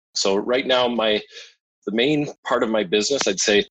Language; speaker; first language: English; native; English